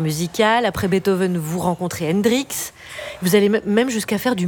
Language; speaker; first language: French; native; French